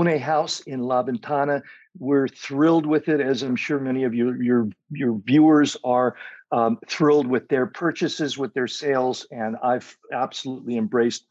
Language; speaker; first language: English; native; English